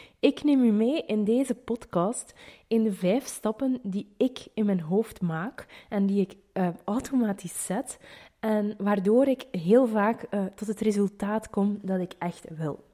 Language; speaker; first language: Dutch; native; Dutch